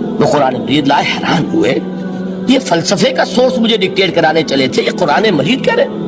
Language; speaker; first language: Urdu; native; Urdu